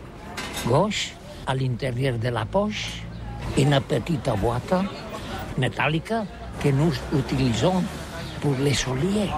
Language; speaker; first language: French; non-native, learner; Catalan